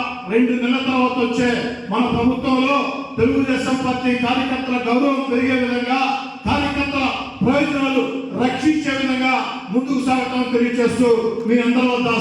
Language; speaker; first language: Telugu; native; Telugu